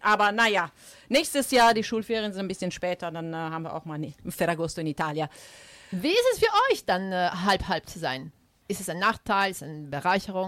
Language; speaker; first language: German; non-native, fluent; Italian